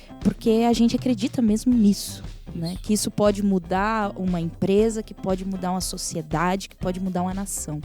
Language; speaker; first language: Portuguese; native; Portuguese